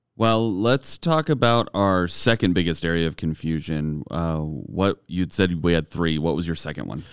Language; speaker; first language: English; native; English